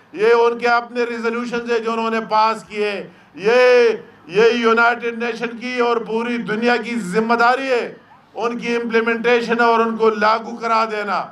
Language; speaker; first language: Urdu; non-native, local second language; Pashto